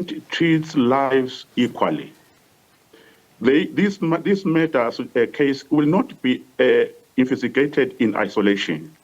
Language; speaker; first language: English; non-native, local second language; Swati